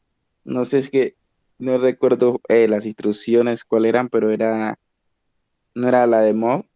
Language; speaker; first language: Spanish; native; Spanish